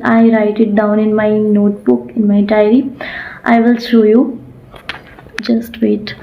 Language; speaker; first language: English; non-native, learner; Odia